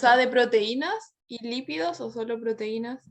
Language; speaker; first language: Spanish; native; Spanish